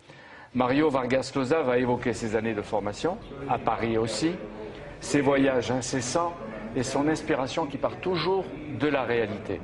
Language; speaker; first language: French; native; French